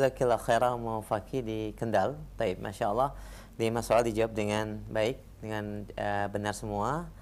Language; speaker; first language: Indonesian; native; Indonesian